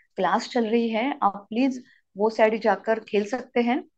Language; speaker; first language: Hindi; non-native, local second language; Marathi